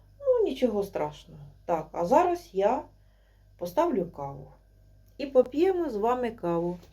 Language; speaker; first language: Ukrainian; non-native, local second language; Russian